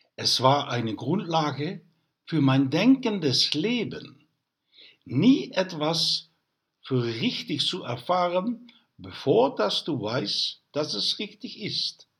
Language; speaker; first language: German; non-native, learner; Dutch